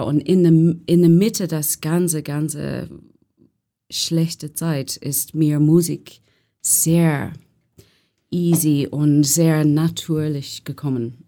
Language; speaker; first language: German; non-native, learner; English